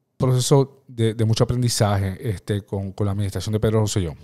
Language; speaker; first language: Spanish; native; Spanish